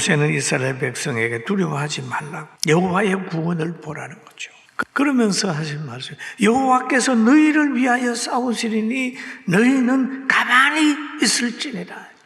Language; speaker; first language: Korean; native; Korean